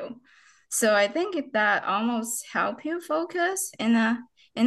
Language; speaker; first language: English; non-native, fluent; Chinese